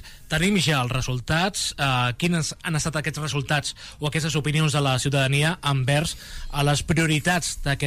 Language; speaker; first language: Catalan; native; Catalan